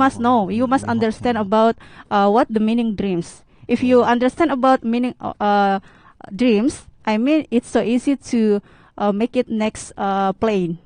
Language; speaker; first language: English; non-native, learner; Indonesian